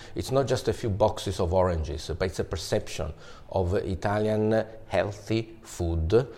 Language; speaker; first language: English; non-native, fluent; Italian